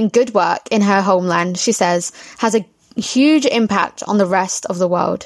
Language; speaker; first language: English; native; English